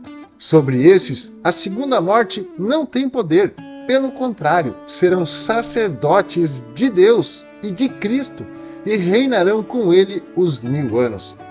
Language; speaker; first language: Portuguese; native; Portuguese